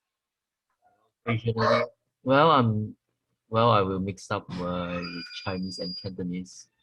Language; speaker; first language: English; non-native, fluent; Chinese